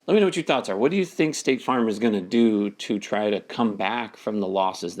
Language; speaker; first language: English; native; English